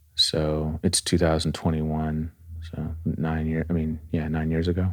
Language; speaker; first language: English; native; English